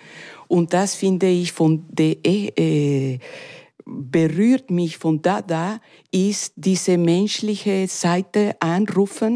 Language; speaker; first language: German; non-native, learner; Spanish